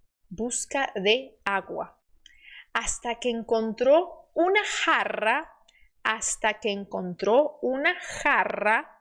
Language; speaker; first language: Spanish; non-native, fluent; Portuguese